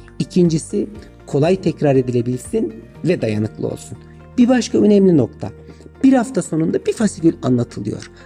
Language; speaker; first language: Turkish; native; Turkish